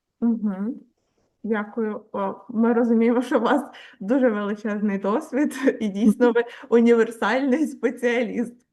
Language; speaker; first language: Ukrainian; native; Ukrainian